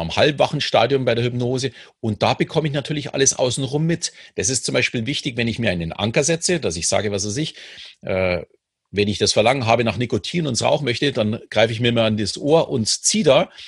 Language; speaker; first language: German; native; German